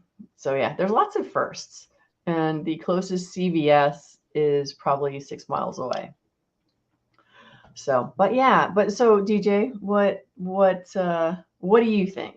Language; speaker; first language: English; native; English